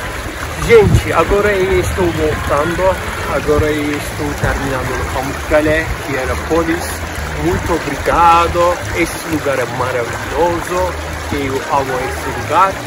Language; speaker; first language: Portuguese; non-native, learner; Turkish